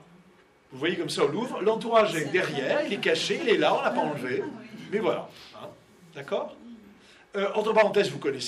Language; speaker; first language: French; native; French